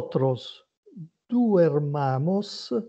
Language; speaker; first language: Spanish; non-native, learner; Italian